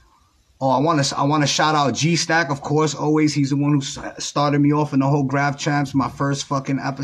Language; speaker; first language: English; native; English